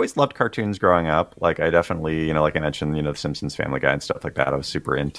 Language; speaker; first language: English; native; English